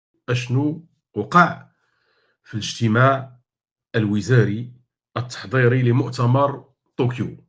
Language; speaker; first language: Arabic; native; Arabic